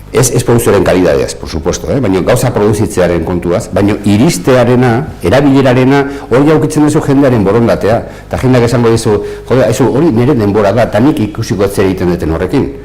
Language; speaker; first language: Basque; native; Basque